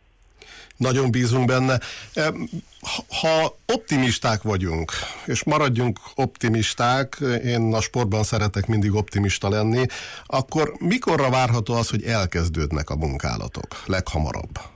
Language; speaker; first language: Hungarian; native; Hungarian